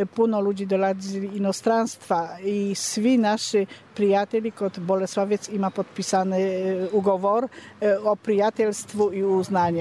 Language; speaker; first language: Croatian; non-native, learner; Polish